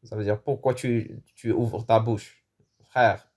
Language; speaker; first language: French; non-native, local second language; Arabic